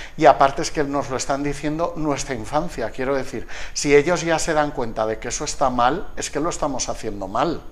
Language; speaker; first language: Spanish; native; Spanish